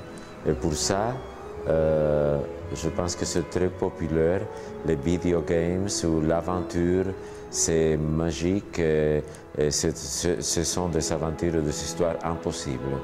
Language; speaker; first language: French; non-native, fluent; Spanish